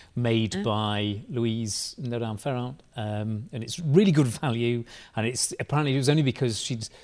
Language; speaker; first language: English; native; English